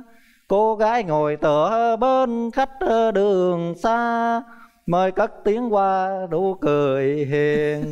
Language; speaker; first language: Vietnamese; native; Vietnamese